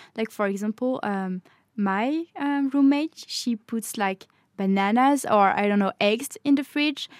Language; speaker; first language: English; non-native, fluent; French